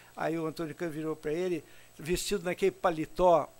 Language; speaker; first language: Portuguese; native; Portuguese